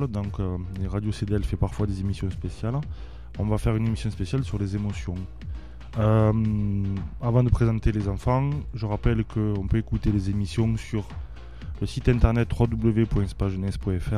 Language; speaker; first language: French; native; French